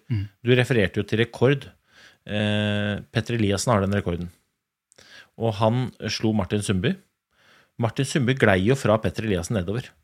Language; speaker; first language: Norwegian; native; Norwegian